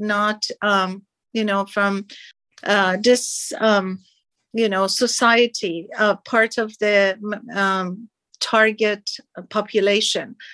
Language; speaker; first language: English; non-native, fluent; Persian